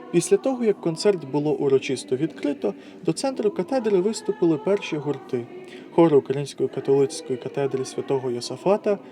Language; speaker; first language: Ukrainian; native; Ukrainian